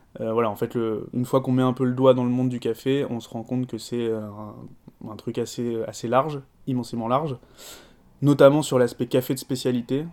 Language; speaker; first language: French; native; French